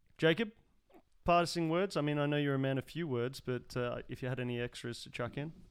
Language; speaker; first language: English; native; English